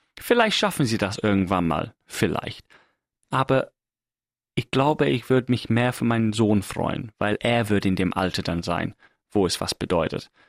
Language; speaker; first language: German; non-native, fluent; English